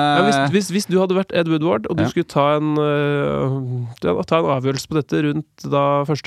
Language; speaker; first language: Norwegian; native; Norwegian